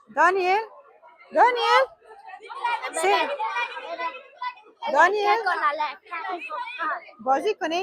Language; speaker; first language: Persian; native; Persian